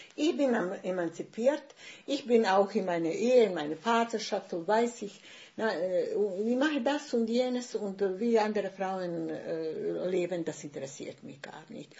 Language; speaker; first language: German; non-native, fluent; Bosnian